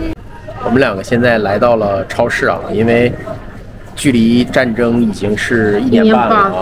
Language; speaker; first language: Chinese; native; Chinese